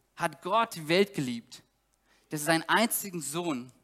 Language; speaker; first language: German; native; German